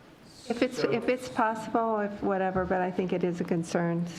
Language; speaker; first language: English; native; English